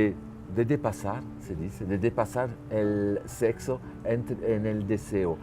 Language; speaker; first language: Spanish; non-native, learner; French